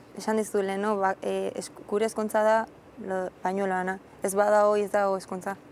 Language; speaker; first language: Basque; non-native, local second language; Spanish